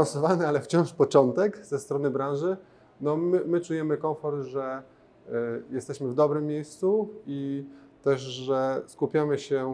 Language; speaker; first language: Polish; native; Polish